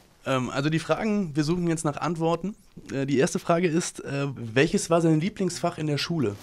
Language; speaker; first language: German; native; German